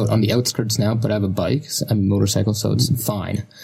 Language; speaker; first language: English; non-native, fluent; Russian